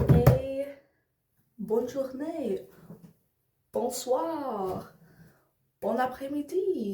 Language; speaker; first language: French; non-native, learner; English